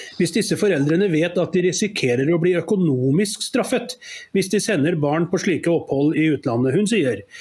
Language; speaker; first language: Norwegian; native; Norwegian